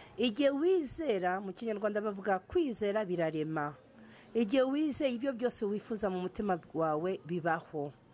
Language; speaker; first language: Kinyarwanda; early bilingual, heritage; Kinyarwanda